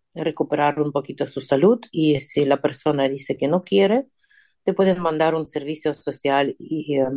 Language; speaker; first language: Spanish; non-native, fluent; Ukrainian